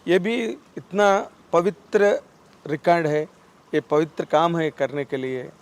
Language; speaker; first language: Hindi; non-native, local second language; Telugu